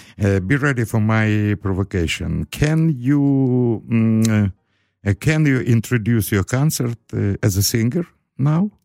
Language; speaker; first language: English; non-native, learner; Ukrainian